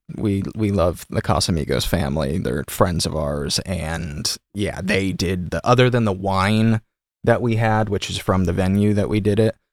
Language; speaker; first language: English; native; English